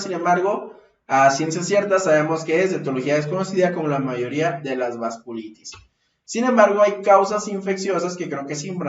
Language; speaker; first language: Spanish; native; Spanish